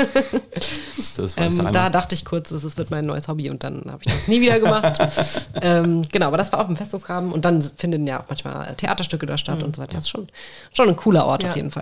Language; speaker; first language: German; native; German